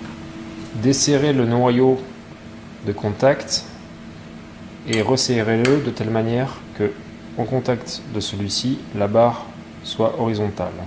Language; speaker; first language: French; native; French